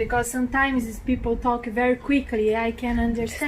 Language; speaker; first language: English; non-native, learner; Portuguese